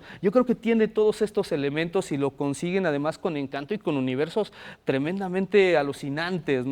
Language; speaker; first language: Spanish; native; Spanish